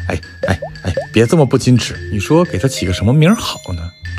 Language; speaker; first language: Chinese; native; Chinese